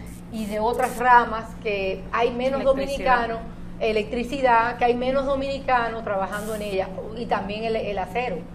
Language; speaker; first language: Spanish; native; Spanish